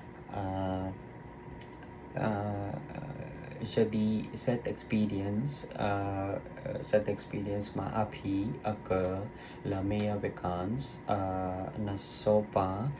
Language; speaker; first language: French; non-native, learner; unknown